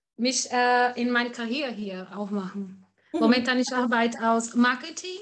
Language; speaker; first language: German; non-native, learner; Portuguese